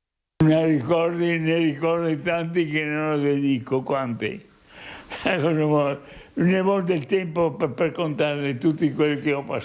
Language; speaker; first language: Italian; non-native, local second language; Friulian